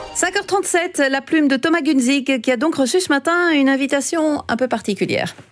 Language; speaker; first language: French; native; French